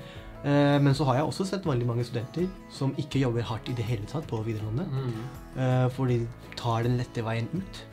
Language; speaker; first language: Norwegian; native; Norwegian